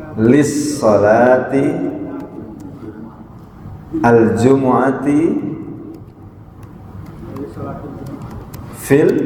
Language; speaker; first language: Arabic; non-native, fluent; Indonesian